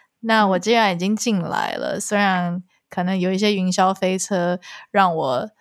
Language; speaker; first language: Chinese; native; Chinese